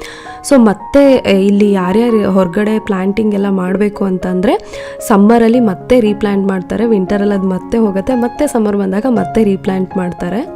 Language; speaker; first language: Kannada; native; Kannada